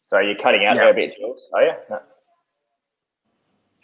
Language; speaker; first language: English; native; English